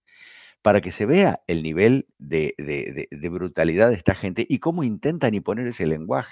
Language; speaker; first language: Spanish; native; Spanish